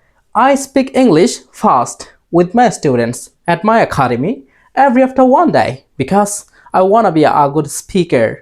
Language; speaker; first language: English; non-native, fluent; Bangla